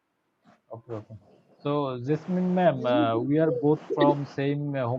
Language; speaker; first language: English; non-native, learner; Bangla